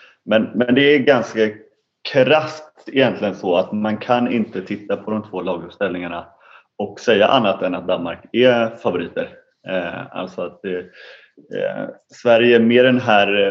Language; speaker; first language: Swedish; native; Swedish